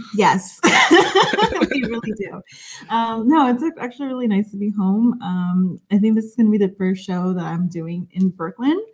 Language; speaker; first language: English; early bilingual, other home language; Spanish